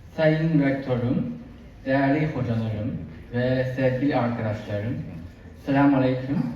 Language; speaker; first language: Turkish; non-native, fluent; Chinese